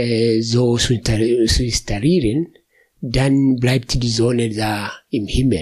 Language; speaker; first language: German; non-native, fluent; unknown